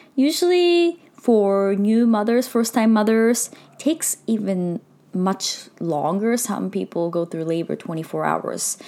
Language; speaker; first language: English; early bilingual, heritage; Japanese